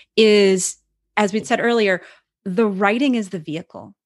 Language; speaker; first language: English; native; English